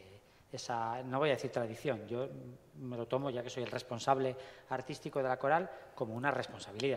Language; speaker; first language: Spanish; native; Spanish